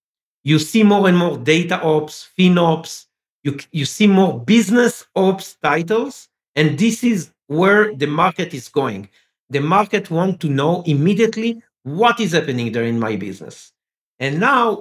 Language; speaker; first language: English; non-native, fluent; French